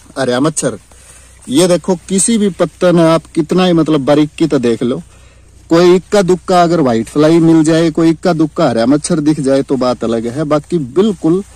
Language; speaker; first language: Hindi; native; Hindi